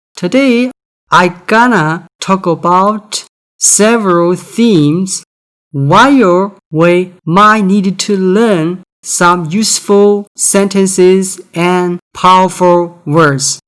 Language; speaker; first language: English; non-native, learner; Korean